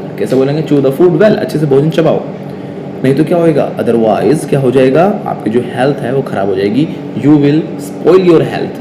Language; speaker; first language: Hindi; native; Hindi